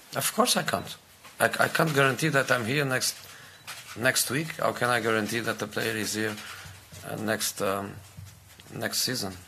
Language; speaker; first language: English; non-native, fluent; Portuguese